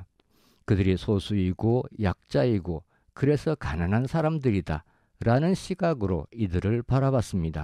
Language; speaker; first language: Korean; native; Korean